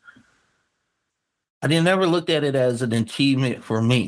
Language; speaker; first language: English; native; English